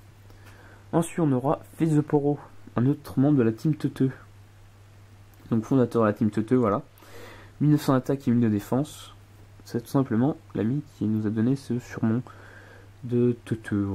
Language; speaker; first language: French; native; French